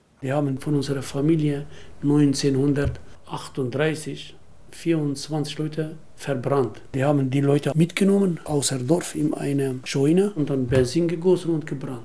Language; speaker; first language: German; non-native, learner; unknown